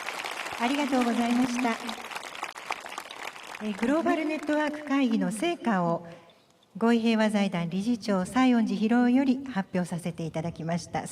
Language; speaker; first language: Japanese; native; Japanese